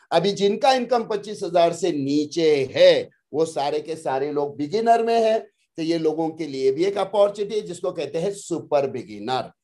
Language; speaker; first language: Hindi; non-native, local second language; Marathi